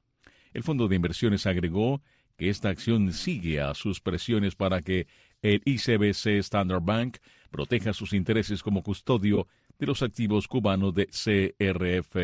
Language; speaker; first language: Spanish; native; Spanish